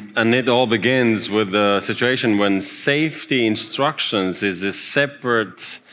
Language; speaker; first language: English; non-native, fluent; Latvian